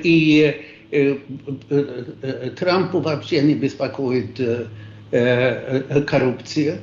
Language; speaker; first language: Russian; non-native, fluent; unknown